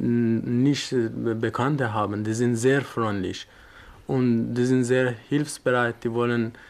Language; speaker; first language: German; non-native, learner; Persian